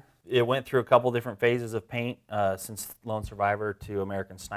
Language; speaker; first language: English; native; English